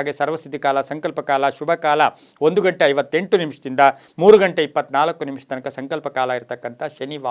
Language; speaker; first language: Kannada; native; Kannada